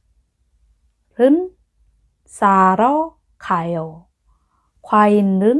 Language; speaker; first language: Korean; non-native, fluent; Lao